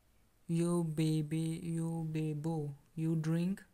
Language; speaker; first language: Spanish; non-native, learner; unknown